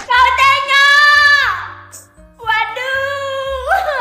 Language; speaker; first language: Indonesian; non-native, learner; Vietnamese